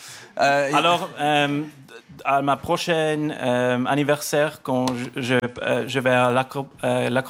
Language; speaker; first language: French; non-native, learner; German